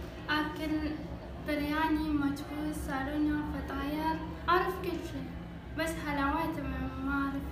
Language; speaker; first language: Arabic; non-native, learner; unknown